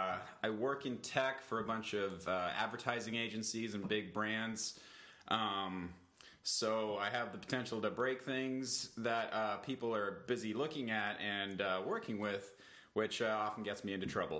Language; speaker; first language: English; native; English